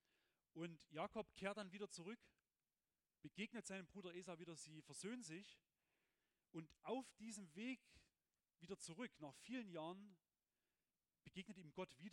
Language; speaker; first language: German; native; German